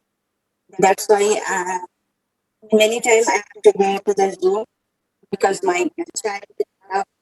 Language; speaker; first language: English; non-native, learner; Bangla